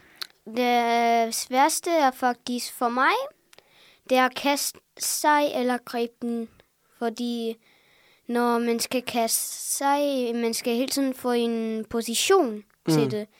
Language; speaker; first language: Danish; early bilingual, other home language; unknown